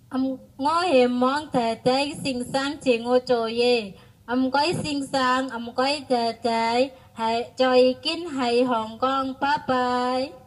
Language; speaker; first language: Cantonese; non-native, learner; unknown